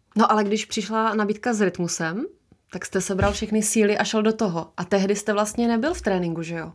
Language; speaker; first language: Czech; native; Czech